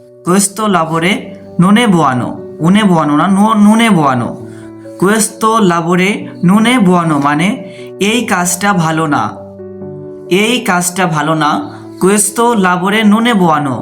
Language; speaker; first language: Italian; non-native, fluent; Bangla